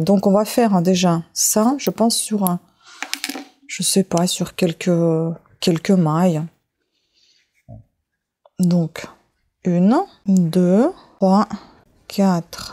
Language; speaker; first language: French; native; French